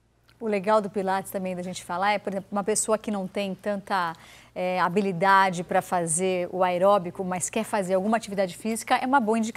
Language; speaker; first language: Portuguese; native; Portuguese